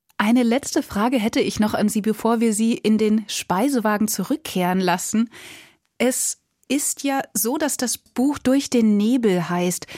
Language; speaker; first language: German; native; German